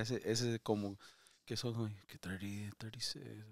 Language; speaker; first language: Spanish; early bilingual, other home language; English